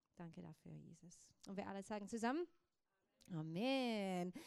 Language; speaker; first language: German; non-native, fluent; English